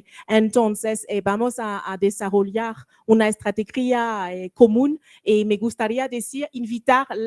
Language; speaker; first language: Spanish; non-native, learner; French